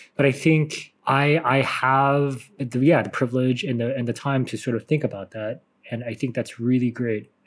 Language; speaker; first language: English; native; English